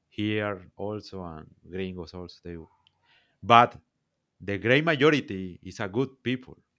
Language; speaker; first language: English; non-native, learner; Spanish